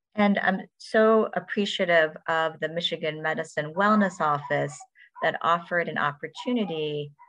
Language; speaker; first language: English; native; English